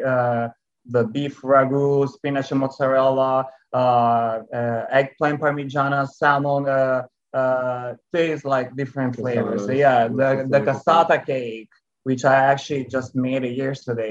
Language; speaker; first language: English; non-native, fluent; Italian